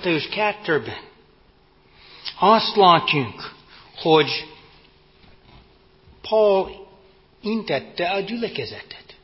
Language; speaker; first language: Hungarian; non-native, fluent; English